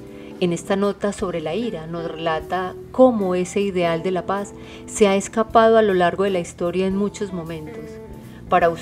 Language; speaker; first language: Spanish; native; Spanish